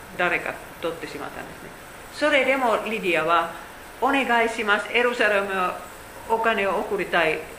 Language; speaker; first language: Japanese; non-native, fluent; Finnish